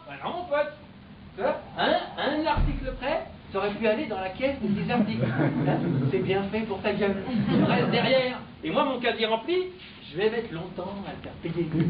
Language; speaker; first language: French; native; French